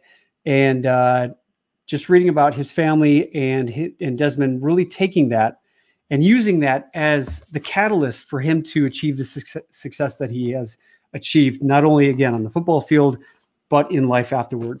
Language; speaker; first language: English; native; English